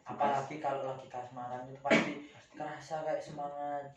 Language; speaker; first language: Indonesian; native; Indonesian